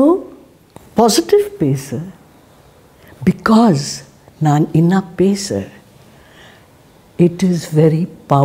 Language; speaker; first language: Tamil; non-native, learner; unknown